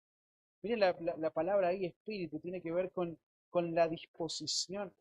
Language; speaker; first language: Spanish; native; Spanish